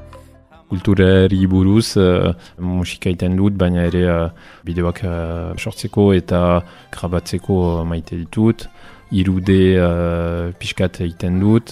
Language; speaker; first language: Basque; non-native, fluent; Italian